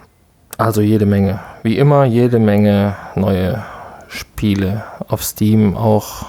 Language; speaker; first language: German; native; German